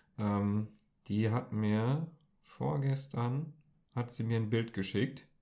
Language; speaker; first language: German; early bilingual, other home language; Turkish